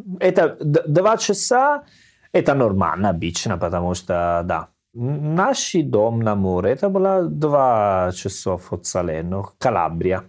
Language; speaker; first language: Russian; non-native, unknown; Italian